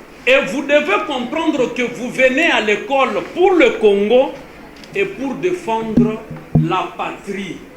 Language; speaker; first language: French; non-native, local second language; Lingala